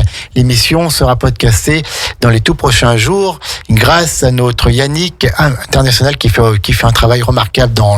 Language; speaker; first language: French; native; French